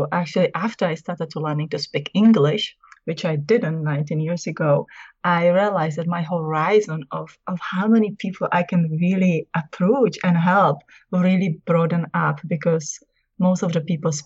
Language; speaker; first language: English; non-native, fluent; Czech